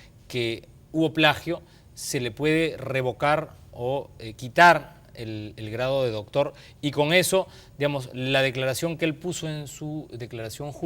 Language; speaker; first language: Spanish; native; Spanish